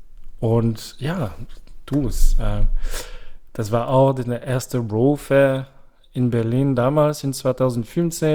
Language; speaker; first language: German; non-native, fluent; French